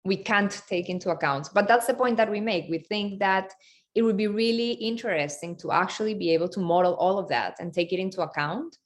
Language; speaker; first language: English; non-native, fluent; Spanish